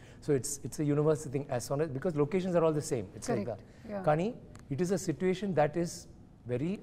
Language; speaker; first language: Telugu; non-native, learner; Tamil